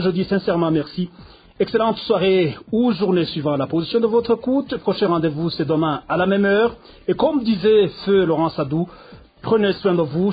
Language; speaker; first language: French; non-native, local second language; Rundi